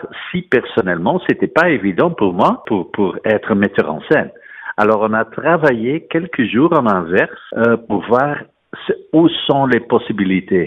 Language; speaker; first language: French; non-native, fluent; Dutch